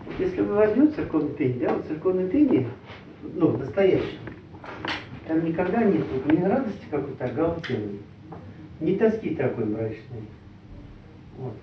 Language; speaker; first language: Russian; native; Russian